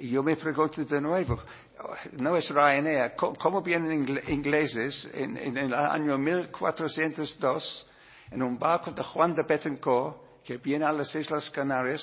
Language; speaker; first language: Spanish; non-native, learner; English